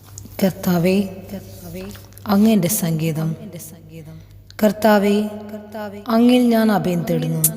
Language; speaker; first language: Malayalam; native; Malayalam